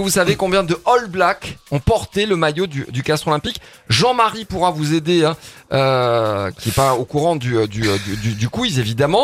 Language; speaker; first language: French; native; French